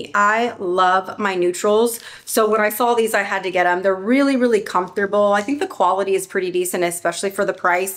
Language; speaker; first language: English; native; English